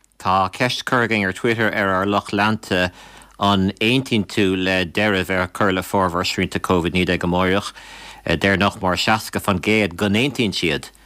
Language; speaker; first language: Irish; native; Irish